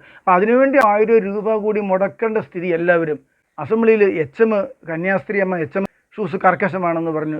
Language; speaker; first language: Malayalam; native; Malayalam